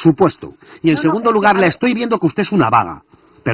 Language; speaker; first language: Spanish; native; Spanish